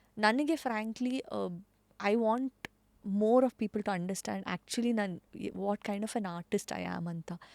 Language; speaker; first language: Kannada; non-native, local second language; Tulu